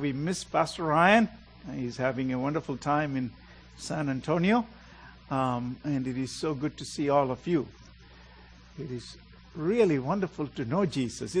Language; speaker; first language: English; non-native, local second language; Malayalam